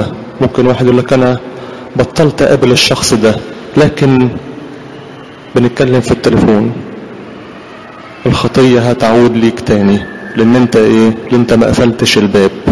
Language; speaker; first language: Arabic; native; Arabic